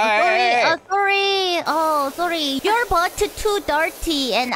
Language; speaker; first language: English; non-native, learner; Korean